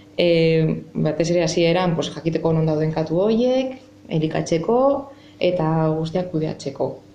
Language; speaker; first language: Basque; non-native, local second language; Spanish